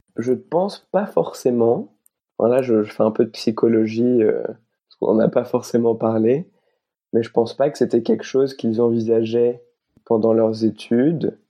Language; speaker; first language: French; native; French